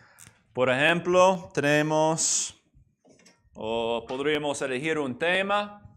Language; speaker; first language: Spanish; non-native, fluent; English